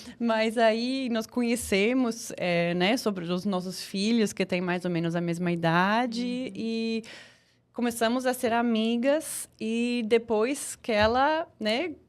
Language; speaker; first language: Portuguese; non-native, fluent; English